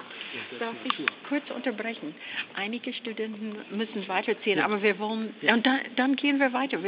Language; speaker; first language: German; non-native, fluent; English